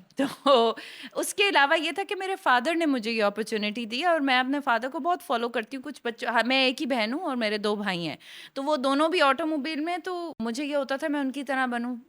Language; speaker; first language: Urdu; non-native, local second language; Saraiki